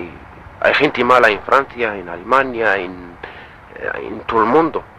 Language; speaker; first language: Spanish; non-native, learner; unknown